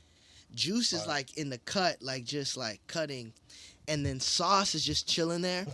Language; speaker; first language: English; native; English